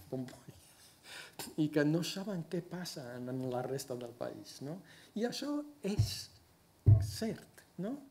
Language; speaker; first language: Catalan; non-native, fluent; English